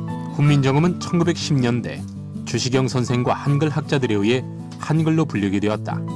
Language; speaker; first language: Korean; native; Korean